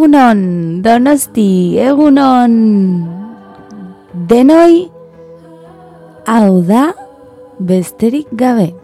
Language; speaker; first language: Basque; non-native, local second language; Spanish